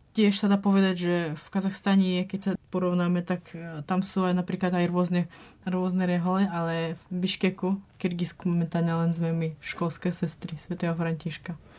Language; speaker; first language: Slovak; non-native, fluent; Russian